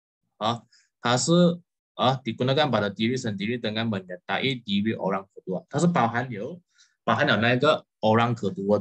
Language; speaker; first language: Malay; non-native, local second language; Chinese